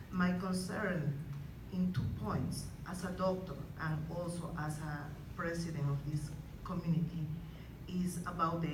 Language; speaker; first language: English; non-native, fluent; Spanish